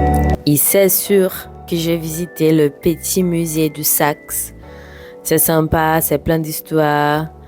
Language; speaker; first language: French; non-native, fluent; Portuguese